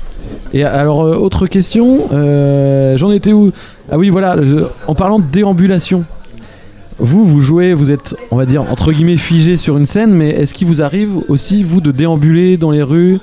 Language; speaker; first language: French; native; French